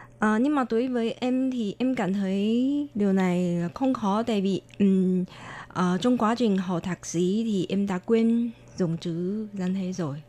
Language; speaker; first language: Vietnamese; non-native, fluent; Chinese